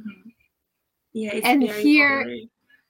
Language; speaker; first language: English; non-native, fluent; Japanese